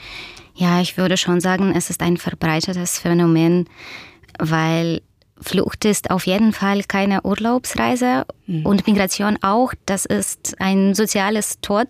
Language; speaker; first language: German; non-native, fluent; Russian